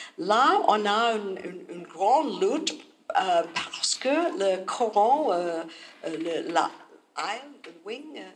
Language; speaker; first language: French; non-native, learner; English